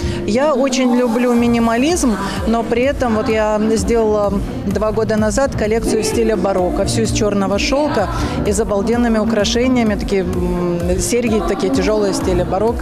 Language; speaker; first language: Russian; native; Russian